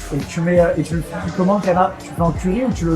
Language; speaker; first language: French; native; French